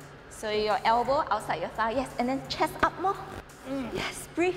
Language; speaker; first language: English; non-native, local second language; Chinese